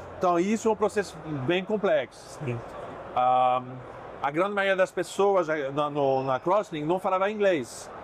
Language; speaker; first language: Portuguese; non-native, fluent; French